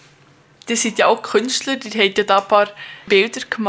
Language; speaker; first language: German; native; German